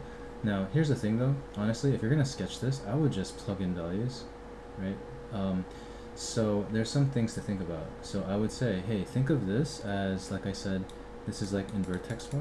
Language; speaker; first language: English; native; English